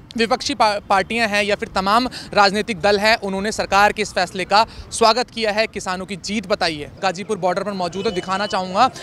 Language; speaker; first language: Hindi; native; Hindi